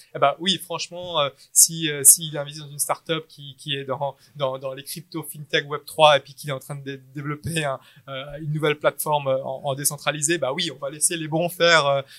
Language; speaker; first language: French; native; French